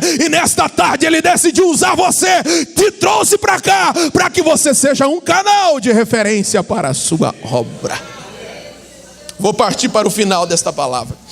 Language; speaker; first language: Portuguese; native; Portuguese